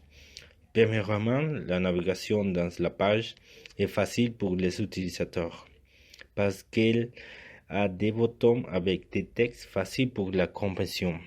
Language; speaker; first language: French; non-native, learner; Spanish